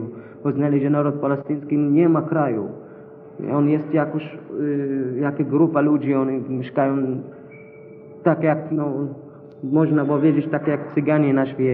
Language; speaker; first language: Polish; non-native, learner; Arabic